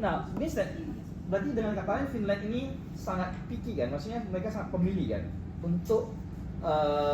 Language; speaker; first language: Indonesian; native; Indonesian